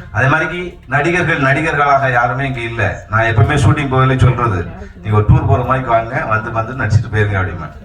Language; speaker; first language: Tamil; native; Tamil